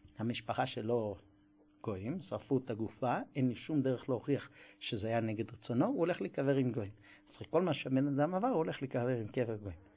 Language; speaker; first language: Hebrew; non-native, fluent; English